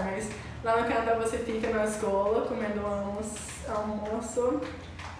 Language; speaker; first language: Portuguese; non-native, learner; English